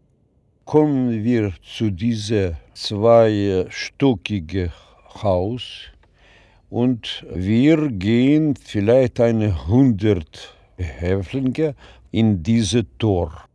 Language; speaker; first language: German; non-native, learner; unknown